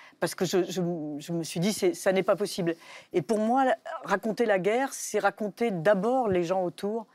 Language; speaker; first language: French; native; French